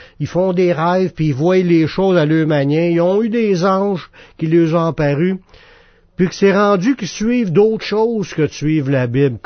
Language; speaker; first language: French; native; French